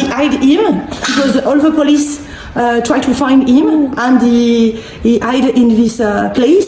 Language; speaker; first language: English; non-native, learner; French